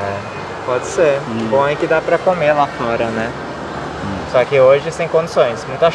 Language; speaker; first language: Portuguese; native; Portuguese